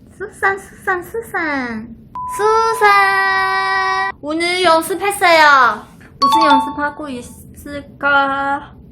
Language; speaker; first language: Korean; non-native, learner; Chinese